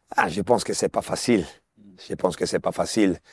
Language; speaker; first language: French; non-native, local second language; Italian